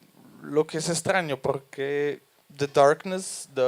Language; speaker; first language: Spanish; non-native, fluent; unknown